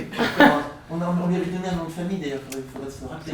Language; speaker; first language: French; native; French